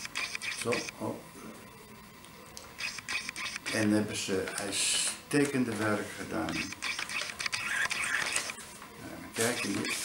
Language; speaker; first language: Dutch; non-native, fluent; Italian